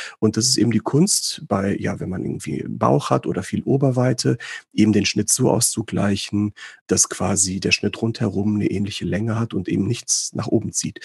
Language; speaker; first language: German; early bilingual, other home language; Greek